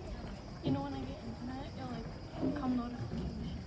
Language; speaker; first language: English; non-native, local second language; Filipino